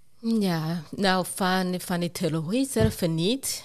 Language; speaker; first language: Dutch; non-native, fluent; Rundi